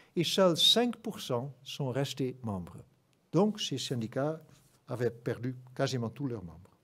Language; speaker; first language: French; non-native, fluent; Dutch